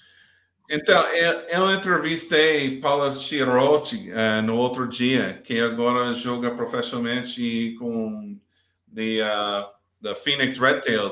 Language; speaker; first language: Portuguese; non-native, learner; English